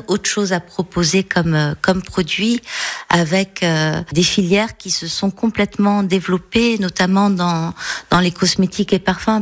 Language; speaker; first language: French; native; French